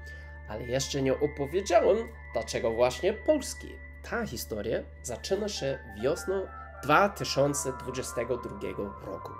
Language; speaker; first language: Polish; non-native, learner; English